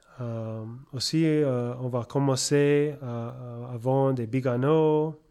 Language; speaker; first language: French; early bilingual, heritage; French